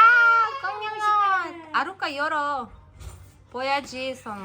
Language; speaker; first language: Korean; non-native, learner; Kazakh